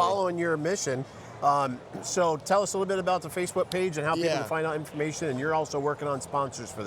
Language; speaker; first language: English; native; English